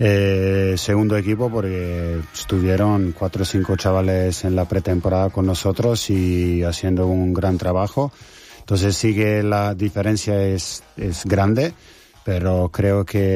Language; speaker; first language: Spanish; non-native, fluent; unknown